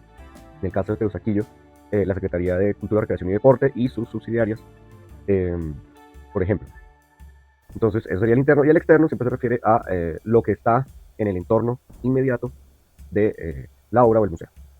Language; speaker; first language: Spanish; native; Spanish